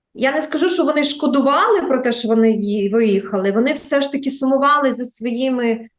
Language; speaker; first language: Ukrainian; native; Ukrainian